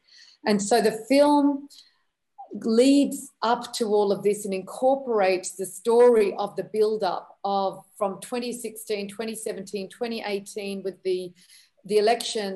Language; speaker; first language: English; native; English